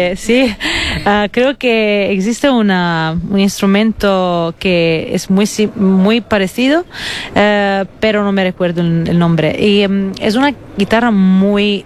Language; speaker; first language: Spanish; non-native, fluent; Italian